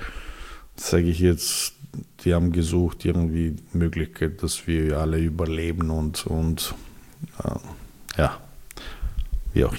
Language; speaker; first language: German; non-native, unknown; Serbian